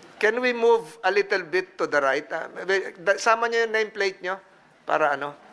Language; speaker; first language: Filipino; native; Filipino